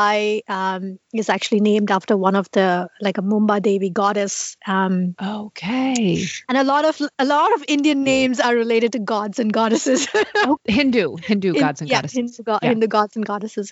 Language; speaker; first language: English; non-native, local second language; Tamil